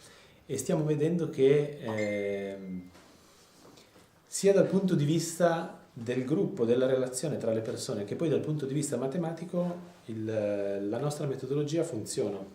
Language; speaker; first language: Italian; native; Italian